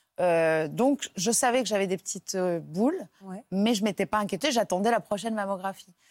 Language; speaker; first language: French; native; French